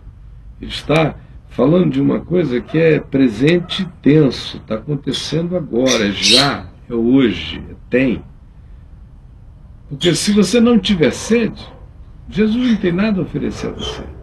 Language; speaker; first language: Portuguese; native; Portuguese